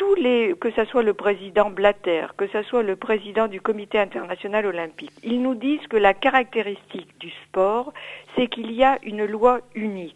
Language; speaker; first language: French; native; French